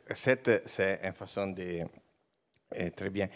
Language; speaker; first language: French; non-native, learner; Italian